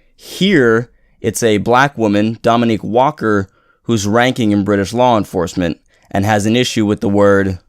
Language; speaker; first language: English; native; English